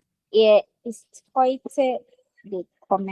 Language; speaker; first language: German; non-native, learner; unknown